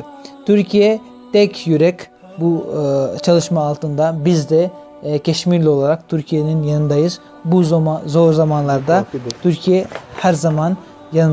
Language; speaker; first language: Turkish; non-native, fluent; Kashmiri